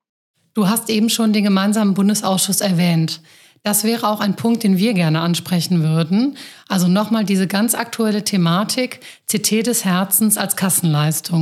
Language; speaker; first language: German; native; German